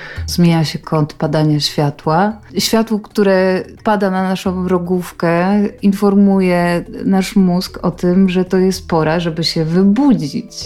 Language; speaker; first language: Polish; native; Polish